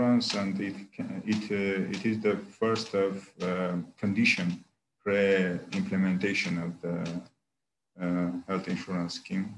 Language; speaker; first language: English; non-native, learner; Armenian